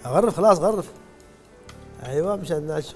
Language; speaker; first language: Arabic; native; Arabic